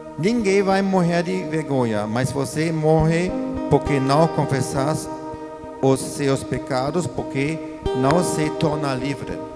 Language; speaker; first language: Portuguese; non-native, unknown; German